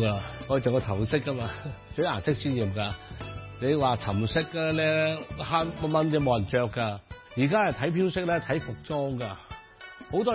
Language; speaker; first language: Cantonese; native; Cantonese